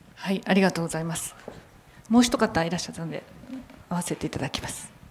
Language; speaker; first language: Japanese; native; Japanese